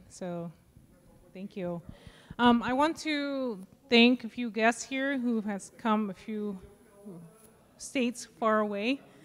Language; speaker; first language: English; early bilingual, other home language; Vietnamese